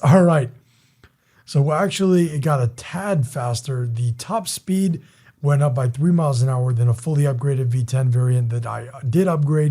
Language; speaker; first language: English; native; English